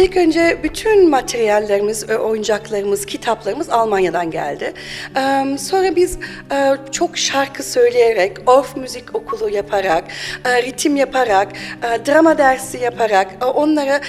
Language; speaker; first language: Turkish; early bilingual, heritage; German